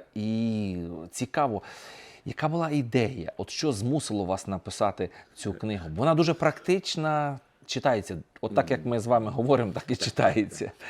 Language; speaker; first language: Ukrainian; native; Ukrainian